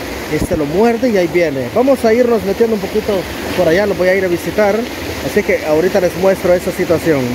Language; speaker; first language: Spanish; native; Spanish